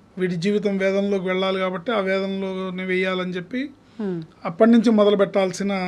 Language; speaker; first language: Telugu; native; Telugu